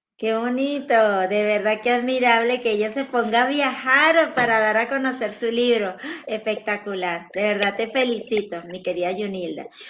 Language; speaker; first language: Spanish; native; Spanish